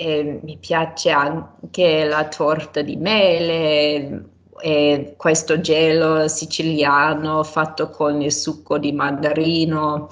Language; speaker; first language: Italian; non-native, fluent; English